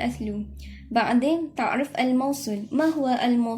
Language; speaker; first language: Arabic; non-native, learner; Malay